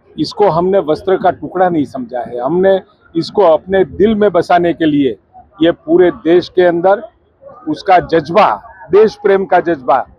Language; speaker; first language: Hindi; non-native, local second language; Gujarati